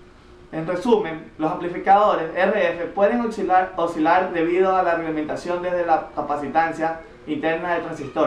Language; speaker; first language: Spanish; native; Spanish